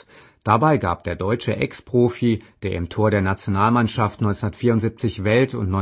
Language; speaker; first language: German; native; German